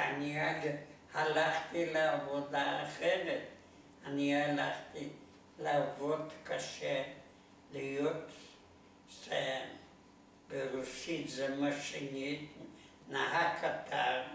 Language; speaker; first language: Hebrew; non-native, learner; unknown